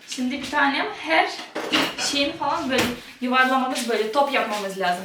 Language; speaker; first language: Turkish; non-native, learner; Ukrainian